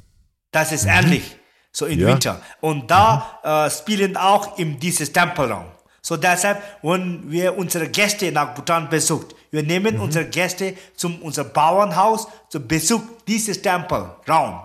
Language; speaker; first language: German; non-native, learner; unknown